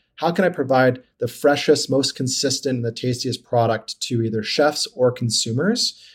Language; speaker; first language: English; native; English